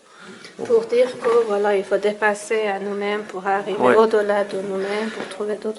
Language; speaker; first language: French; non-native, fluent; Persian